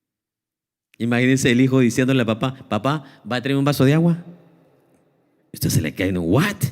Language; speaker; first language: Spanish; native; Spanish